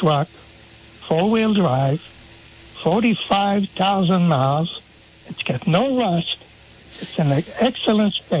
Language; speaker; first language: English; non-native, fluent; French